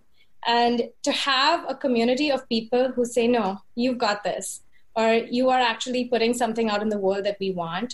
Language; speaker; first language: English; non-native, local second language; Hindi